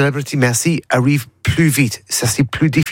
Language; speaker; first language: French; non-native, learner; English